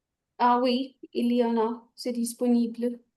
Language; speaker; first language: French; non-native, fluent; Hindi